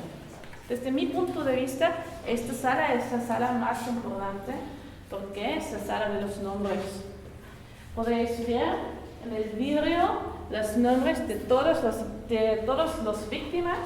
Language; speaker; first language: Spanish; non-native, learner; German